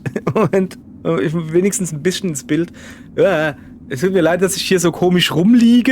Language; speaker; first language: German; native; German